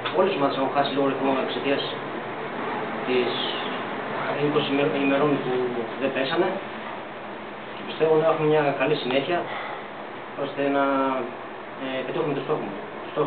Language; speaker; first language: Greek; non-native, fluent; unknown